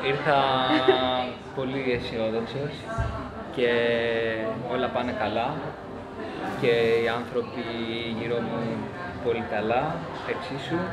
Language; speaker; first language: Greek; early bilingual, other home language; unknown